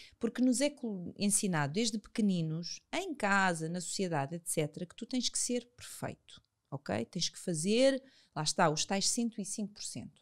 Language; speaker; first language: Portuguese; native; Portuguese